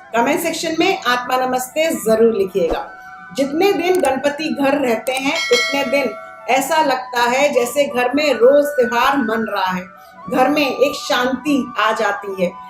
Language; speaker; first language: Hindi; native; Hindi